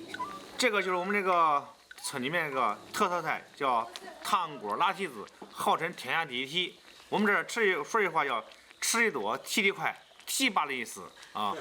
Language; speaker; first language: Chinese; native; Chinese